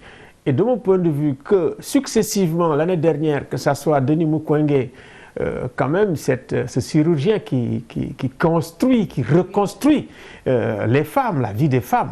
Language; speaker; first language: French; non-native, local second language; Wolof